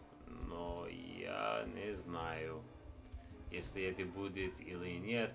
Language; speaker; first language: Russian; non-native, learner; English